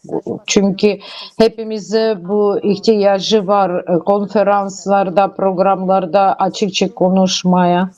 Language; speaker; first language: Turkish; non-native, learner; Russian